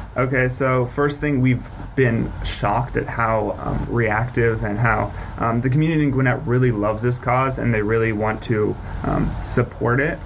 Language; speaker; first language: English; native; English